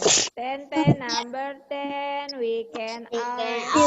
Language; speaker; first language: English; non-native, learner; Indonesian